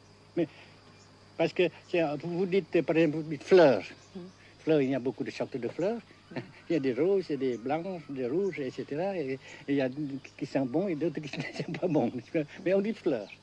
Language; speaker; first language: French; non-native, local second language; Vietnamese